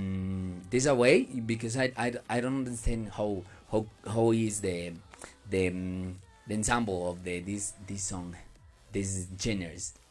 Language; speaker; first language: English; non-native, learner; Spanish